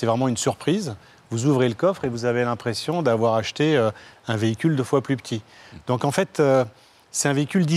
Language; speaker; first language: French; native; French